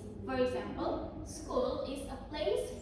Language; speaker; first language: English; non-native, fluent; Indonesian